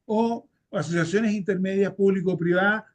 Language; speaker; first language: Spanish; native; Spanish